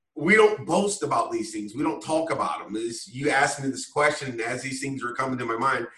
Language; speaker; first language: English; native; English